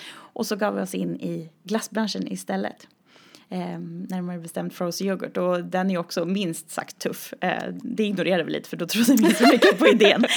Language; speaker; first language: Swedish; native; Swedish